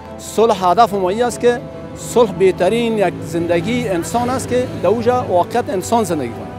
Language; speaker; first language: Persian; native; Persian